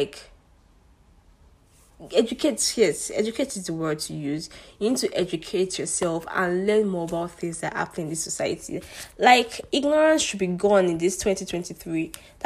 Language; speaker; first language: English; non-native, local second language; Yoruba